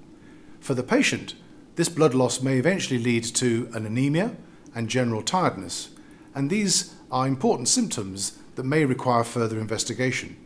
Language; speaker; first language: English; native; English